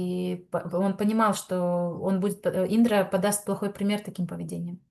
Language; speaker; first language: Russian; native; Russian